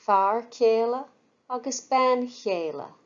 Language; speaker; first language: Irish; non-native, fluent; English